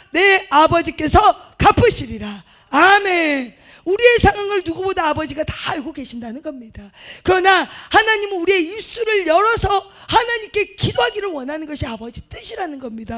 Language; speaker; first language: Korean; native; Korean